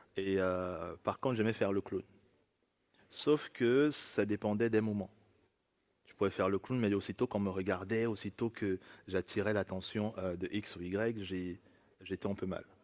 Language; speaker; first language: French; native; French